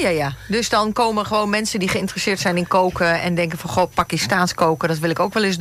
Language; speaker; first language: Dutch; native; Dutch